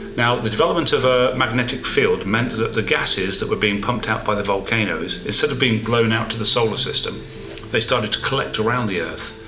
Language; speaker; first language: English; native; English